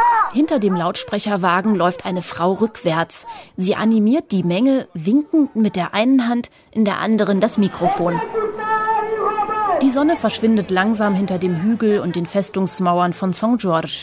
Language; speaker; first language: German; native; German